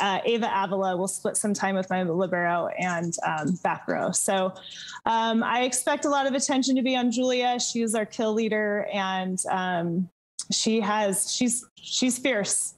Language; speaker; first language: English; native; English